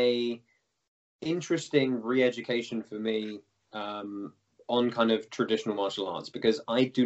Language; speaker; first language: English; native; English